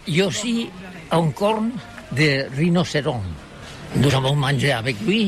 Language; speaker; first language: French; non-native, learner; Spanish